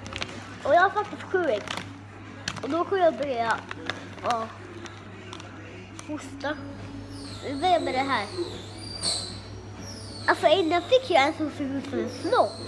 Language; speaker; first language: Swedish; early bilingual, other home language; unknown